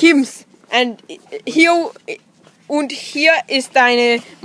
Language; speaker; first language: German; non-native, learner; Danish